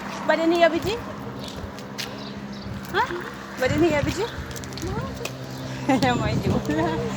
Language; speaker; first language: Arabic; non-native, learner; Oromo